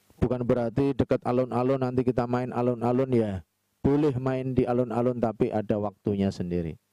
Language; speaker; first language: Indonesian; native; Indonesian